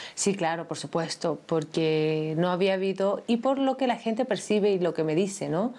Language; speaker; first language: Spanish; native; Spanish